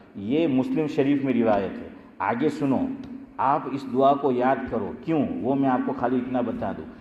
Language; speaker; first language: Urdu; non-native, local second language; Gujarati